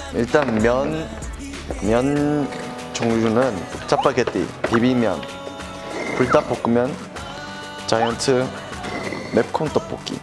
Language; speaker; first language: Korean; non-native, fluent; English